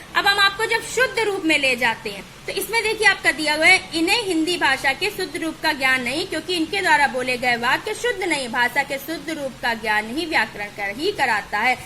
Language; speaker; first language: Hindi; native; Hindi